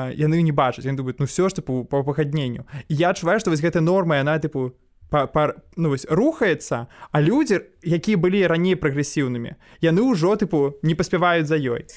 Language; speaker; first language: Belarusian; non-native, local second language; Russian